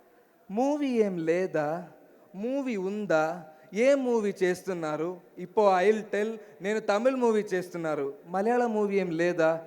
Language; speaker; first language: Telugu; non-native, learner; Malayalam